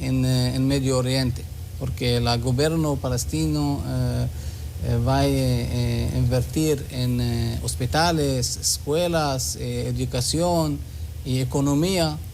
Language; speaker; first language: Spanish; non-native, learner; Hebrew